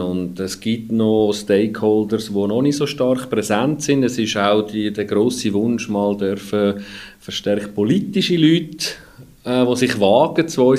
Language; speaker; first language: German; native; German